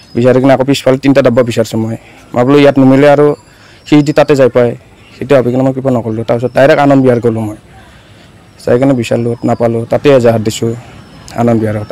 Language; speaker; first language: Assamese; non-native, local second language; Bodo